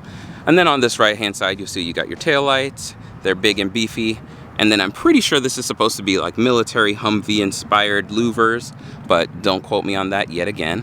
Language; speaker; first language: English; native; English